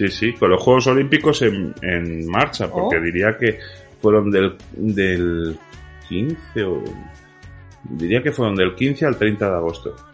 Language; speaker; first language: Spanish; native; Spanish